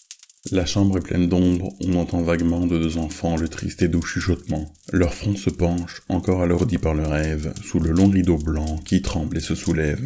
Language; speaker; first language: French; native; French